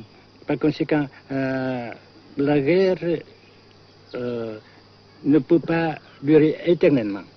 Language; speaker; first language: French; non-native, fluent; Vietnamese